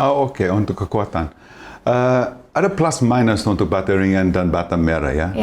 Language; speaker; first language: Indonesian; non-native, fluent; English